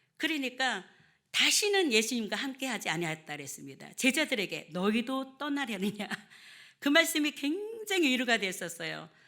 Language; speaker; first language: Korean; native; Korean